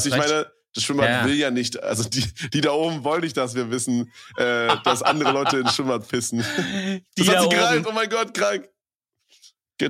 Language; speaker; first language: German; native; German